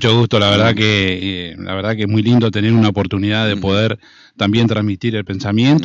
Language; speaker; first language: Spanish; native; Spanish